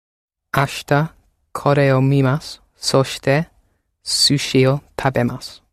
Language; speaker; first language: Japanese; non-native, learner; English